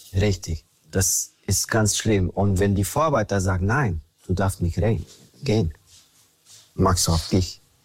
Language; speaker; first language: German; non-native, learner; Romanian